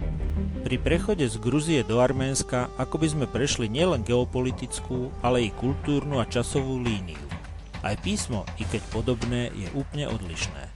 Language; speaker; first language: Slovak; native; Slovak